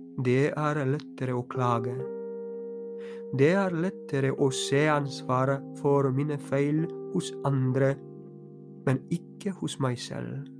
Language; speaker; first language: Norwegian; non-native, fluent; Polish